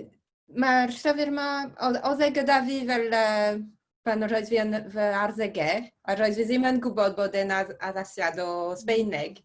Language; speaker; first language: Welsh; non-native, fluent; French